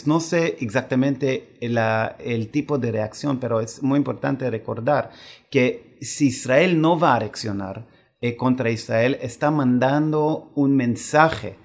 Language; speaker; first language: Spanish; non-native, fluent; Hebrew